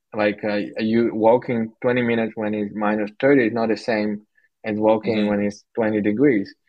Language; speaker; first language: English; non-native, fluent; Portuguese